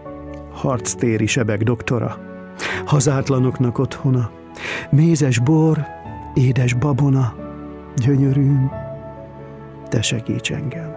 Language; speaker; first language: Hungarian; native; Hungarian